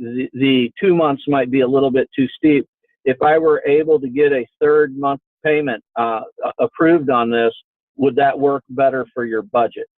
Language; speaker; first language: English; native; English